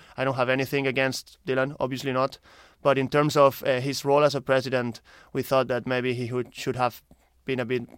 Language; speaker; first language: English; non-native, fluent; Spanish